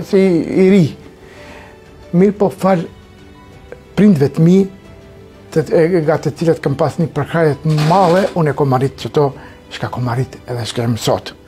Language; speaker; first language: Albanian; non-native, local second language; Romany